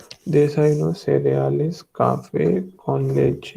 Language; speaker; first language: Spanish; non-native, fluent; Hindi